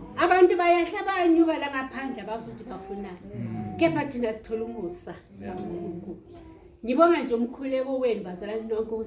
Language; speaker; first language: Zulu; native; Zulu